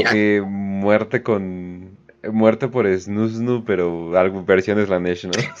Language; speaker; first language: Spanish; native; Spanish